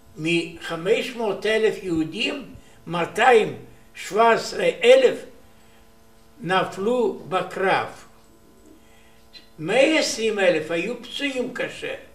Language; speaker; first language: Hebrew; non-native, learner; Romanian